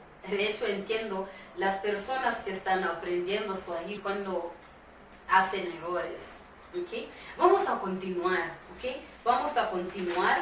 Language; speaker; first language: Spanish; non-native, fluent; Swahili